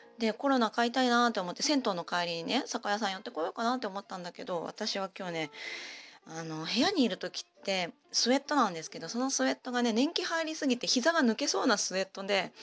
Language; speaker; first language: Japanese; native; Japanese